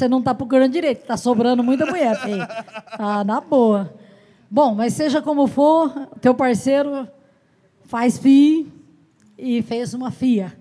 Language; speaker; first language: Portuguese; native; Portuguese